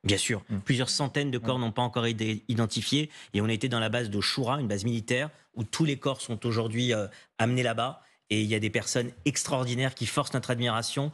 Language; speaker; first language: French; native; French